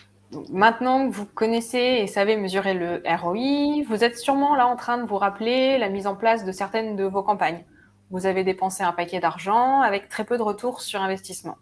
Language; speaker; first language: French; native; French